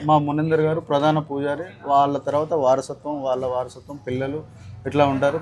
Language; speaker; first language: Telugu; non-native, local second language; Koya